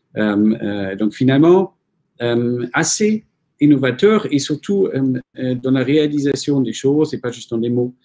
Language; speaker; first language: French; non-native, fluent; German